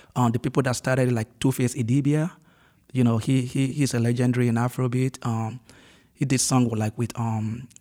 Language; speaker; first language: English; non-native, local second language; Yoruba